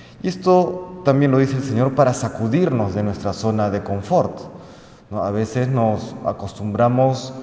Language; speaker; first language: Spanish; native; Spanish